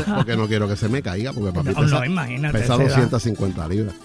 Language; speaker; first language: Spanish; native; Spanish